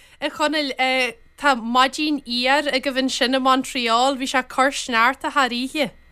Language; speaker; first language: Irish; native; Irish